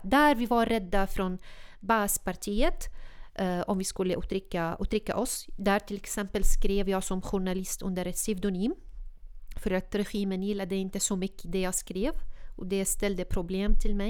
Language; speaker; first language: Swedish; non-native, fluent; Arabic